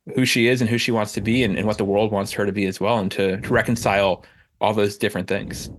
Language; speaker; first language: English; native; English